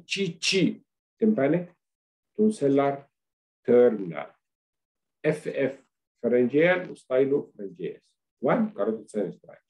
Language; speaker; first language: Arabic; native; Arabic